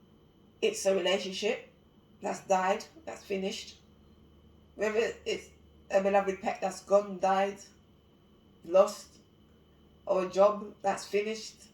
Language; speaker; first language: English; native; English